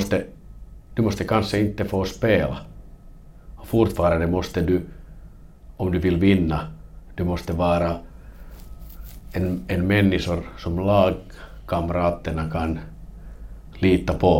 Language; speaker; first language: Swedish; non-native, fluent; Finnish